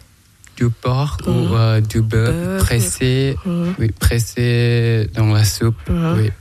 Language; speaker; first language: French; non-native, learner; Thai